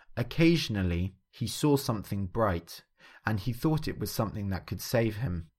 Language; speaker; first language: English; native; English